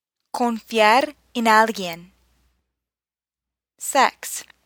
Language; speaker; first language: Spanish; non-native, fluent; English